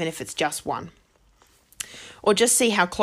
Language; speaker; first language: English; native; English